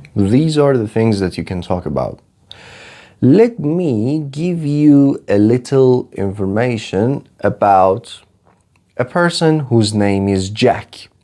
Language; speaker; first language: English; non-native, fluent; Persian